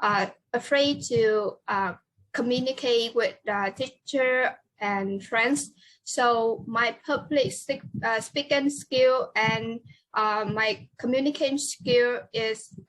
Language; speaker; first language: English; non-native, learner; Vietnamese